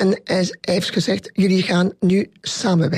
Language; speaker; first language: Dutch; non-native, local second language; French